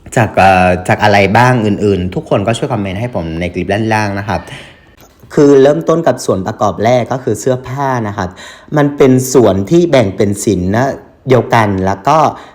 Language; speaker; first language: Thai; non-native, fluent; Vietnamese